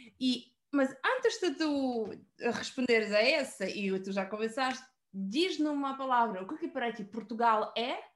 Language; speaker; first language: Portuguese; non-native, fluent; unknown